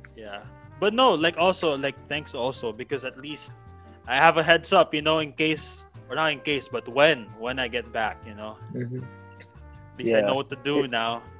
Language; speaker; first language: English; non-native, local second language; Filipino